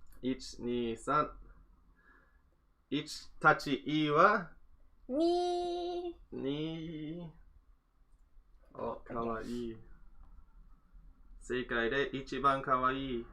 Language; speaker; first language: Japanese; non-native, learner; English